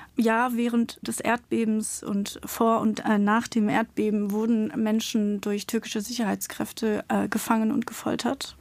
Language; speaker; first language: German; early bilingual, other home language; Turkish